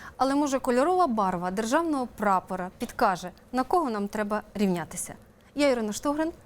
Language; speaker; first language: Ukrainian; native; Ukrainian